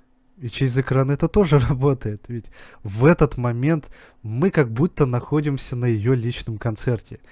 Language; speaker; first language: Russian; native; Russian